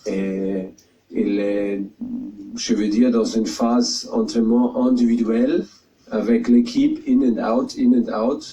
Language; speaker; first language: French; non-native, fluent; German